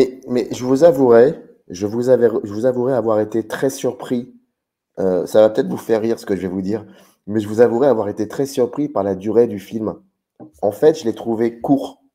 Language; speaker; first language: French; native; French